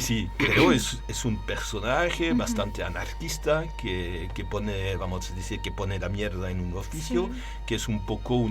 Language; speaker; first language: Spanish; non-native, learner; French